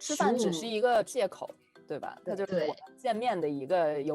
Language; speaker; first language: Chinese; native; Chinese